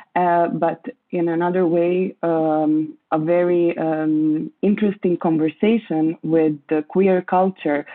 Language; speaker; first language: English; non-native, fluent; Croatian